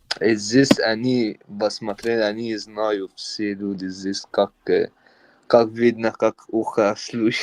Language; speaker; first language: Russian; non-native, learner; Arabic